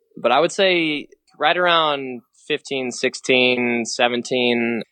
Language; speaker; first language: English; native; English